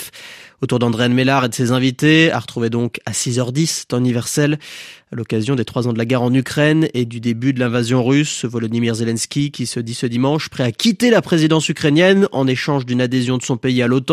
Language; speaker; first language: French; native; French